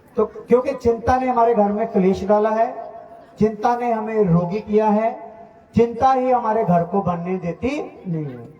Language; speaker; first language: Hindi; non-native, local second language; Punjabi